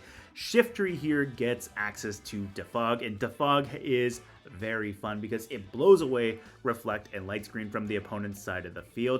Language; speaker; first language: English; native; English